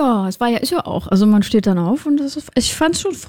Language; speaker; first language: German; native; German